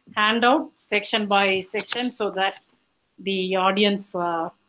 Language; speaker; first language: English; non-native, local second language; Tamil